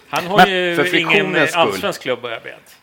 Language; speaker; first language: Swedish; native; Swedish